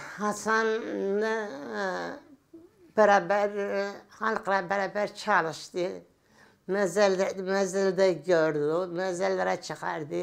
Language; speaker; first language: Turkish; non-native, local second language; Kurdish